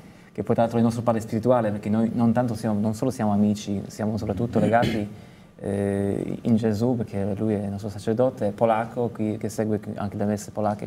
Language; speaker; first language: Italian; non-native, fluent; Polish